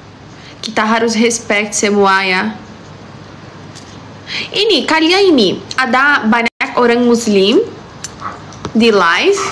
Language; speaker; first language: Indonesian; non-native, learner; Portuguese